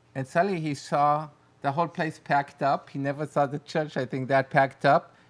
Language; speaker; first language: English; non-native, fluent; Hebrew